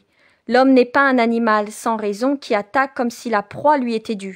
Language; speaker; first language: French; native; French